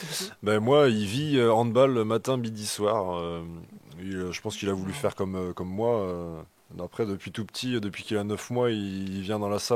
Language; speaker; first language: French; native; French